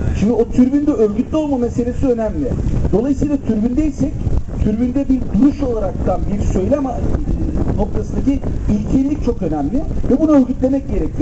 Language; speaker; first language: Turkish; native; Turkish